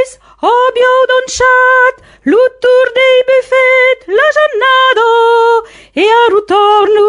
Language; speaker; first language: French; native; French